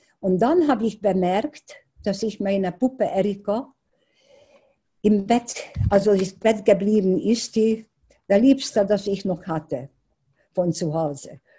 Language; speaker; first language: German; non-native, fluent; Hungarian